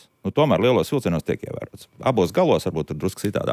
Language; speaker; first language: Latvian; native; Latvian